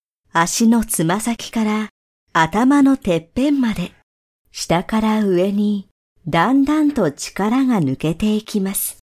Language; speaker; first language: Japanese; native; Japanese